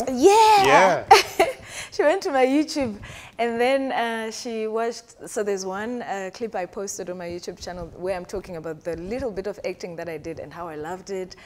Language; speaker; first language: English; non-native, local second language; Shona